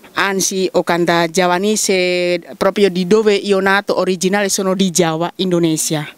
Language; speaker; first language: Italian; non-native, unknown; Indonesian